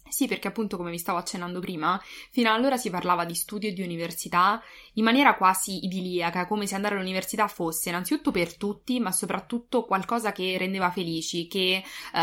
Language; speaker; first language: Italian; native; Italian